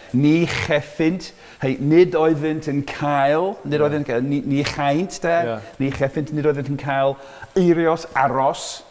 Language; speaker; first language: Welsh; non-native, fluent; English